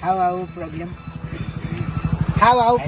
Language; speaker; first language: English; non-native, learner; Gujarati